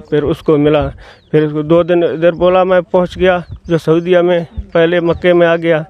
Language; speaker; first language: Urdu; non-native, local second language; Baluchi